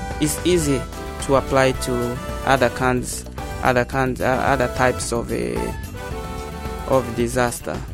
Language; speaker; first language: English; non-native, learner; Portuguese